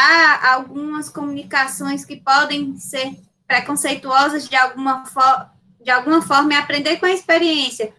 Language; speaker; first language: Portuguese; native; Portuguese